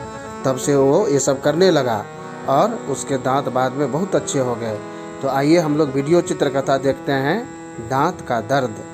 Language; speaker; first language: Hindi; native; Hindi